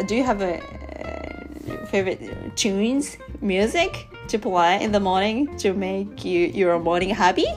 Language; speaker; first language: English; non-native, learner; Japanese